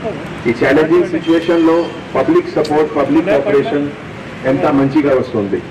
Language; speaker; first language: Telugu; non-native, local second language; Hindi